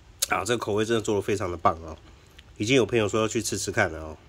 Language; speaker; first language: Chinese; native; Chinese